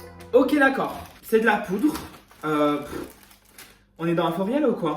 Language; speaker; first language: French; native; French